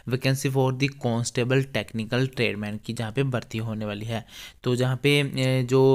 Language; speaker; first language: Hindi; native; Hindi